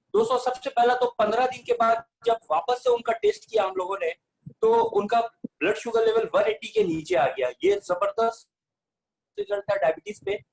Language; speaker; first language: Hindi; native; Hindi